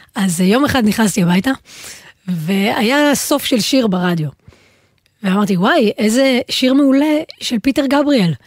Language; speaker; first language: Hebrew; native; Hebrew